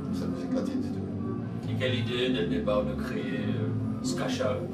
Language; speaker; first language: French; native; French